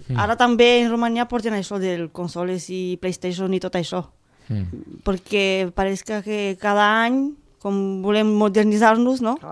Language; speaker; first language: Catalan; non-native, fluent; Romanian